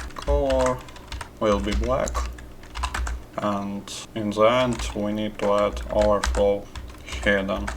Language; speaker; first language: English; non-native, fluent; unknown